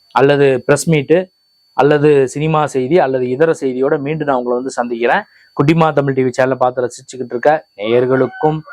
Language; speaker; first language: Tamil; native; Tamil